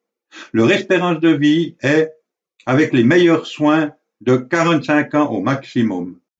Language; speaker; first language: French; native; French